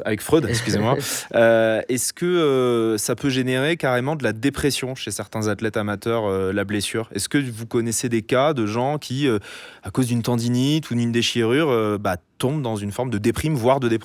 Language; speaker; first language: French; native; French